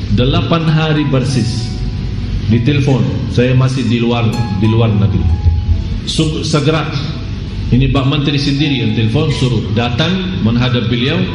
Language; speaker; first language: Malay; non-native, fluent; Arabic